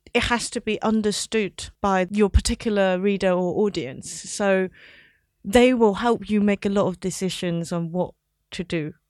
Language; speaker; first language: English; non-native, local second language; Cantonese